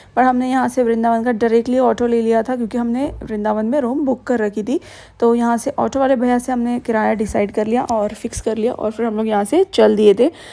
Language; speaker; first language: Hindi; native; Hindi